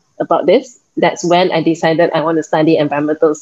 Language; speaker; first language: English; non-native, local second language; Min Nan Chinese